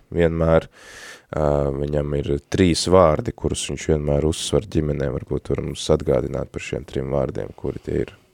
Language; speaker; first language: Latvian; native; Latvian